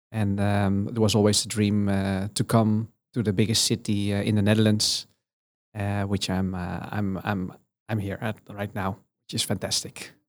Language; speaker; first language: English; non-native, fluent; Dutch